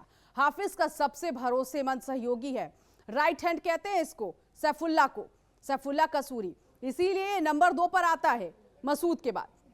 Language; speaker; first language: Hindi; native; Hindi